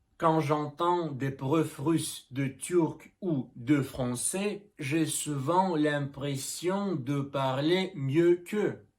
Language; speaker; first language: French; non-native, learner; Russian